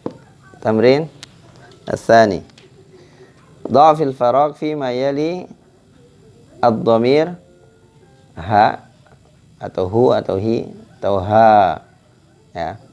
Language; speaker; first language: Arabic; non-native, fluent; Indonesian